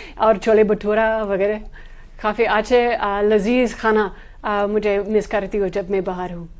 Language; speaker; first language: Hindi; non-native, fluent; English